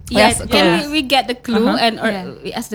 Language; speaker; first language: English; non-native, learner; Indonesian